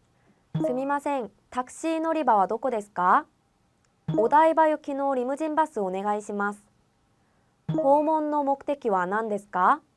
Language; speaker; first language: Japanese; non-native, fluent; Korean